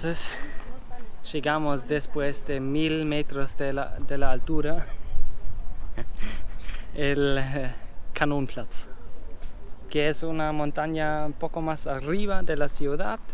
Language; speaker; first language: Spanish; non-native, fluent; German